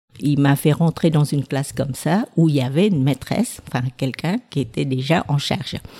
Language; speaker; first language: French; non-native, fluent; Vietnamese